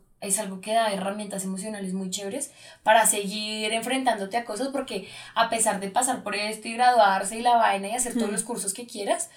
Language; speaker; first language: Spanish; native; Spanish